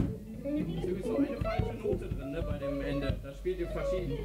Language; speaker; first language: German; native; German